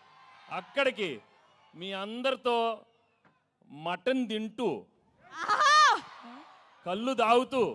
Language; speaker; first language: Telugu; native; Telugu